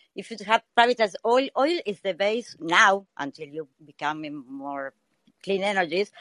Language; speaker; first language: English; non-native, learner; Spanish